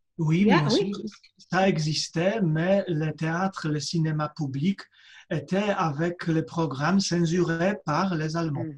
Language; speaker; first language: French; non-native, fluent; Polish